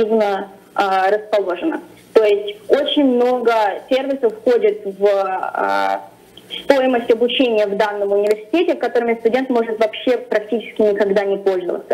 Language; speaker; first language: Russian; early bilingual, other home language; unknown